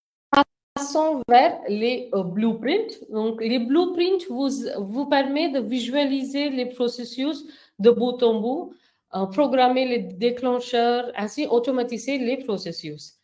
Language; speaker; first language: French; non-native, fluent; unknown